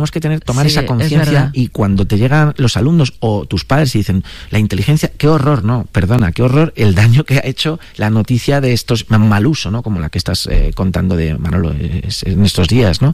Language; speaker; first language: Spanish; native; Spanish